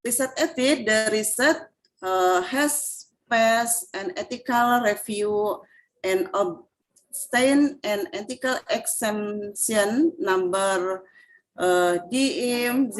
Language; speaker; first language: English; non-native, fluent; Indonesian